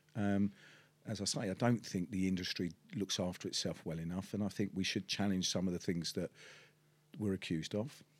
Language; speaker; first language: English; native; English